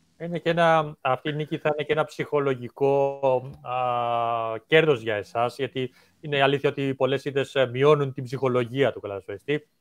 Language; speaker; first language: Greek; native; Greek